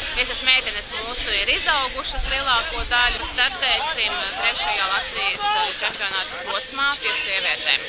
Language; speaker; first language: Latvian; native; Latvian